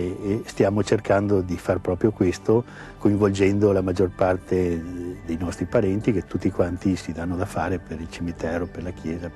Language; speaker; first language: Italian; native; Italian